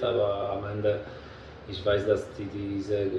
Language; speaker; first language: German; non-native, fluent; Polish